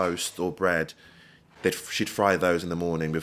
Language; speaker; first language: English; native; English